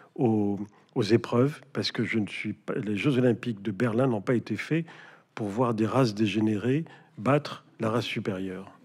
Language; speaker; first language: French; native; French